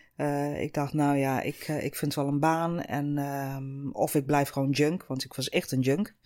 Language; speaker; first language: Dutch; non-native, fluent; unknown